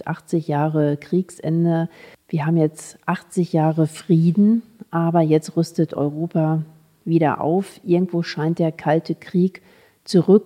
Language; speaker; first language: German; native; German